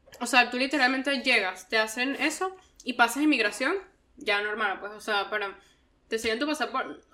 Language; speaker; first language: Spanish; native; Spanish